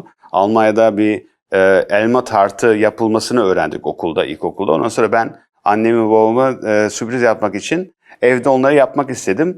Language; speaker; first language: Turkish; early bilingual, heritage; Turkish